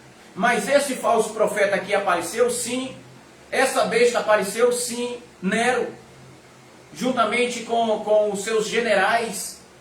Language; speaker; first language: Portuguese; native; Portuguese